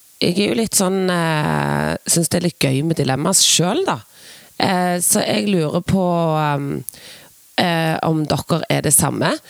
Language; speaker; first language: Norwegian; native; Norwegian